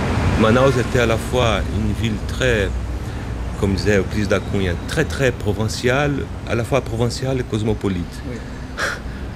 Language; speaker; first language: French; non-native, fluent; Portuguese